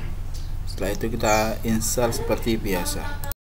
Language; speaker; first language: Indonesian; native; Indonesian